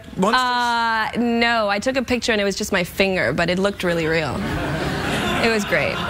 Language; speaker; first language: English; non-native, fluent; Spanish